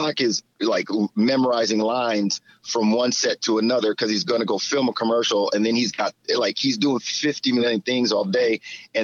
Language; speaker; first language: English; native; English